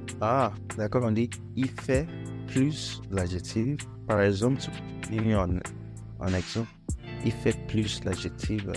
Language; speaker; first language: French; non-native, fluent; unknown